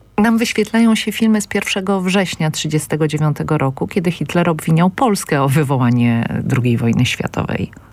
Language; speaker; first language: Polish; native; Polish